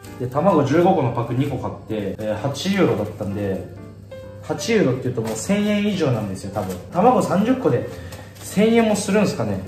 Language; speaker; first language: Japanese; native; Japanese